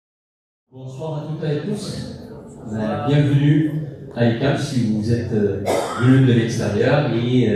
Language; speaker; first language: French; non-native, fluent; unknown